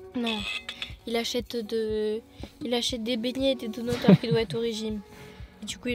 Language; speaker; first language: French; native; French